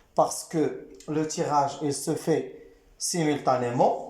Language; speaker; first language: French; non-native, local second language; Arabic